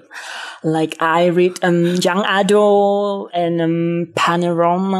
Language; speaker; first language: English; non-native, fluent; Vietnamese